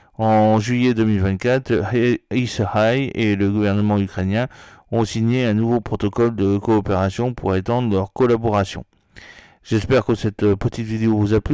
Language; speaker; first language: French; native; French